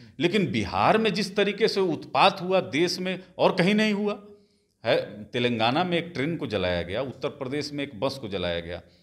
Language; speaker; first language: Hindi; native; Hindi